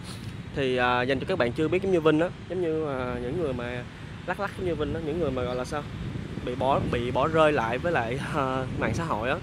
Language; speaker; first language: Vietnamese; native; Vietnamese